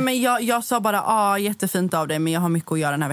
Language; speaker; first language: Swedish; native; Swedish